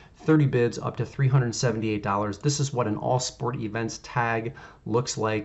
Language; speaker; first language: English; native; English